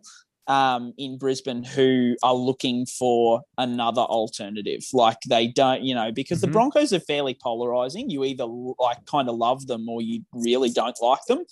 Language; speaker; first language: English; native; English